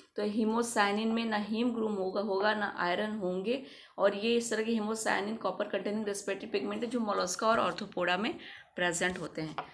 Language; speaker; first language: Hindi; native; Hindi